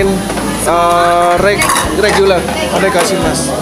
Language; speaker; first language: English; non-native, learner; Indonesian